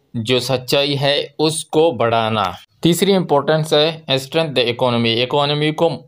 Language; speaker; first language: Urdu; non-native, local second language; Baluchi